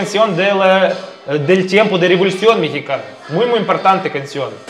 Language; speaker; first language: Spanish; non-native, fluent; Russian